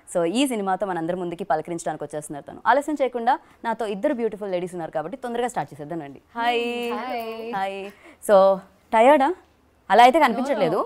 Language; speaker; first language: Telugu; native; Telugu